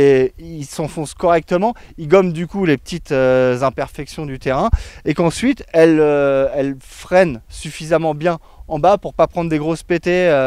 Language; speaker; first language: French; native; French